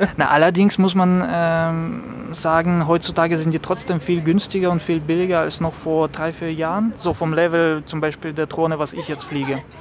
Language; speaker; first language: German; non-native, fluent; Russian